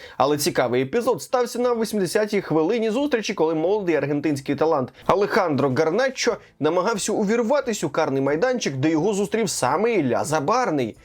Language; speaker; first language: Ukrainian; native; Ukrainian